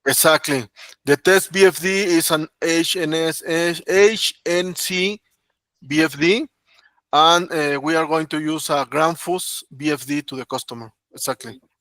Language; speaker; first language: English; non-native, learner; Spanish